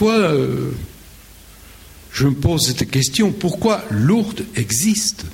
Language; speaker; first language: French; non-native, fluent; Spanish